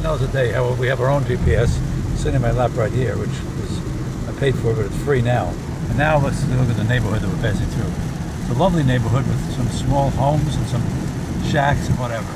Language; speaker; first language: English; native; English